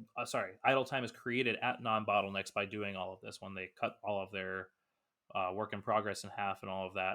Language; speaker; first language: English; native; English